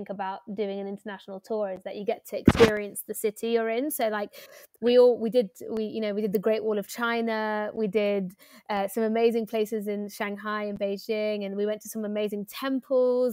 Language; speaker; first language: English; native; English